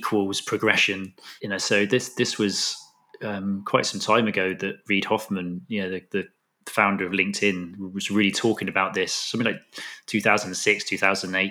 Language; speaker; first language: English; native; English